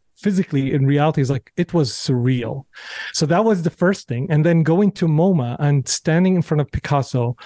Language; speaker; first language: English; non-native, fluent; Arabic